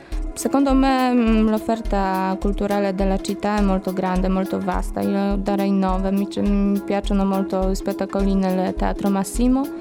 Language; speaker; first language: Italian; non-native, learner; Polish